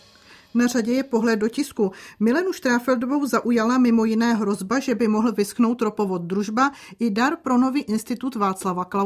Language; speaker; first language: Czech; native; Czech